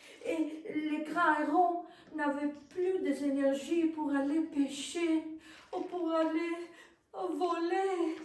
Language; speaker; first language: French; non-native, fluent; Italian